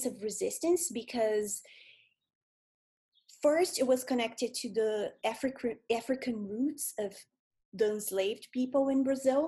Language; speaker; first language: English; non-native, fluent; Portuguese